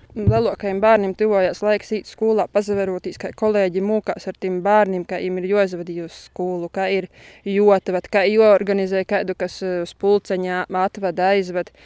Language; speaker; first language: Latvian; native; Latvian